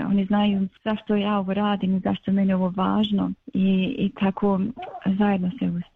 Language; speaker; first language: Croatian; early bilingual, other home language; Bosnian